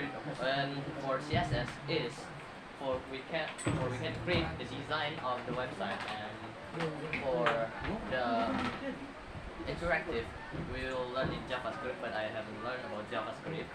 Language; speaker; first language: English; non-native, learner; Indonesian